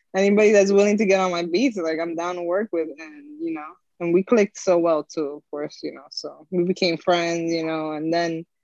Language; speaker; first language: English; native; English